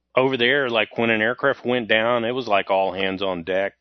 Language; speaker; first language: English; native; English